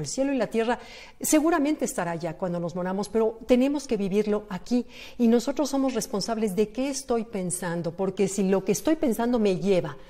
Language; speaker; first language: Spanish; native; Spanish